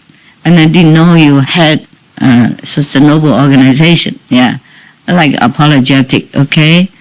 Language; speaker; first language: English; non-native, fluent; Vietnamese